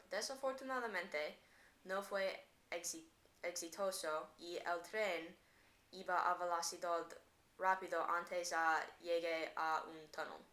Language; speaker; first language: Spanish; non-native, learner; English